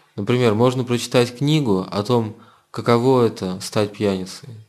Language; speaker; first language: Russian; native; Russian